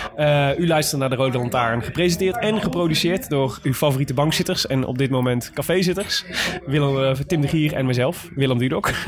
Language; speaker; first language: Dutch; native; Dutch